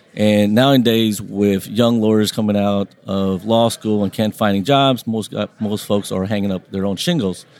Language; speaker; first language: English; early bilingual, other home language; Vietnamese